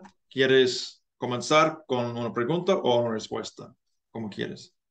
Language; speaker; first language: Spanish; non-native, learner; English